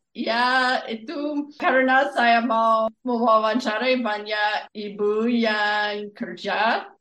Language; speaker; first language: Indonesian; non-native, fluent; English